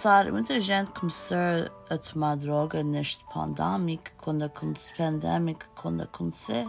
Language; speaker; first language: Portuguese; early bilingual, heritage; Portuguese